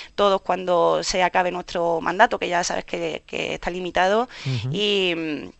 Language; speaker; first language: Spanish; native; Spanish